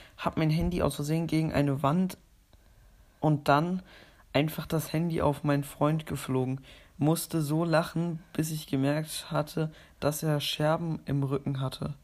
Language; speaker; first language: German; native; German